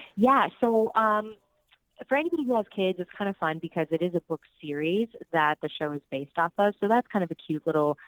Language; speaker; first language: English; early bilingual, other home language; Spanish